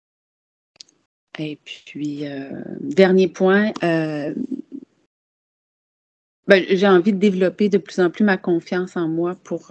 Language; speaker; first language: French; native; French